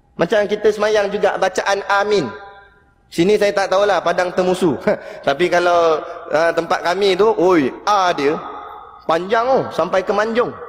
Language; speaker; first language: Malay; native; Malay